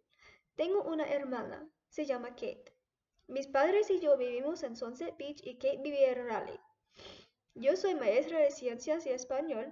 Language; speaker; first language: Spanish; non-native, fluent; English